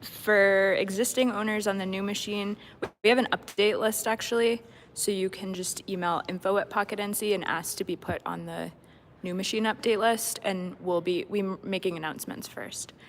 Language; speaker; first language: English; native; English